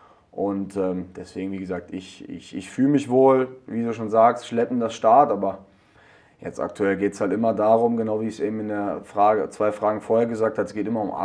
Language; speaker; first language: German; native; German